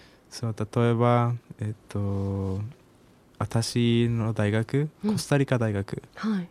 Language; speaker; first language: Japanese; non-native, learner; Spanish